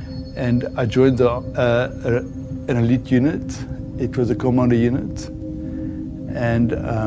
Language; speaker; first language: English; native; English